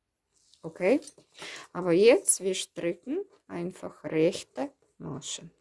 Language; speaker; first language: German; non-native, fluent; Russian